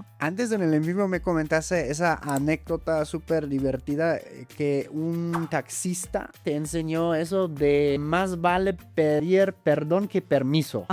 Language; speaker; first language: Spanish; non-native, fluent; German